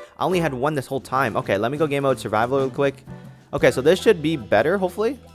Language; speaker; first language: English; native; English